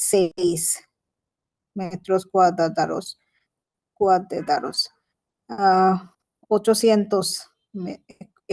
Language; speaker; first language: Spanish; non-native, learner; Bangla